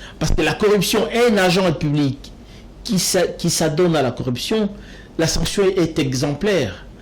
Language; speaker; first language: French; non-native, local second language; Lingala